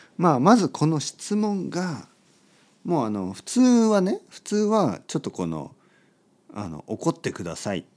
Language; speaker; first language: Japanese; native; Japanese